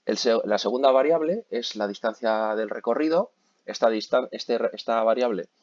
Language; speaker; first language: Spanish; native; Spanish